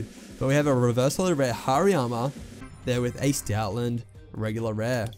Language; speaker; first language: English; native; English